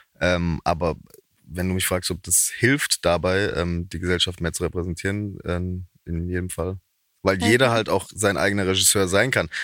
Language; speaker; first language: German; native; German